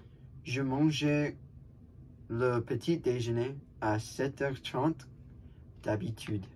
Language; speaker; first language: French; non-native, learner; English